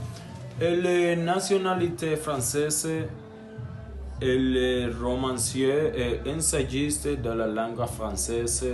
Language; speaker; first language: French; non-native, learner; Spanish